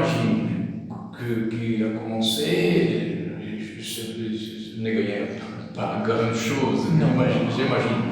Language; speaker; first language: French; non-native, learner; Portuguese